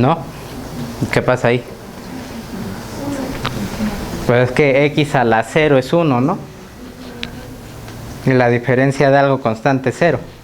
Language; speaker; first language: Spanish; native; Spanish